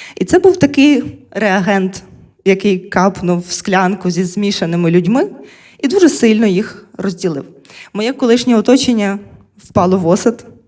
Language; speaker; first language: Ukrainian; non-native, local second language; Russian